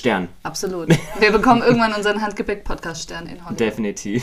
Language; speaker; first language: German; non-native, learner; French